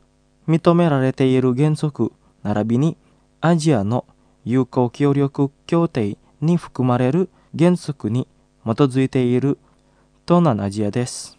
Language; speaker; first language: Japanese; non-native, fluent; Indonesian